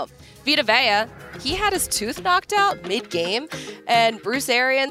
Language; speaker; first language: English; native; English